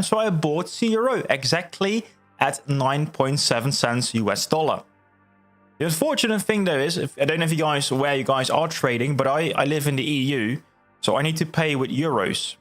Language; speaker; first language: English; non-native, fluent; Dutch